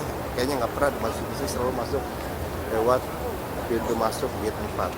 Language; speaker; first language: Indonesian; native; Indonesian